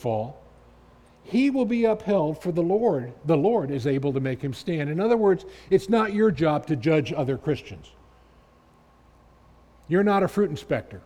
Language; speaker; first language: English; native; English